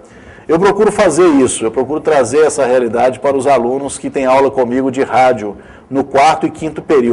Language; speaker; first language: Portuguese; native; Portuguese